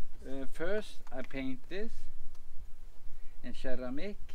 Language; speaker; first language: English; non-native, learner; Norwegian